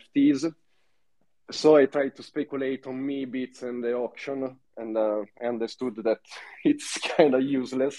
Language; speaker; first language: English; non-native, fluent; Italian